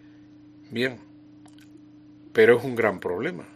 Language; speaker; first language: Spanish; native; Spanish